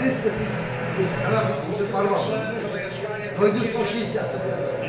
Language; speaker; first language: Russian; non-native, local second language; Armenian